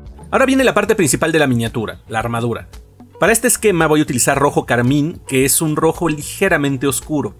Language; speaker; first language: Spanish; native; Spanish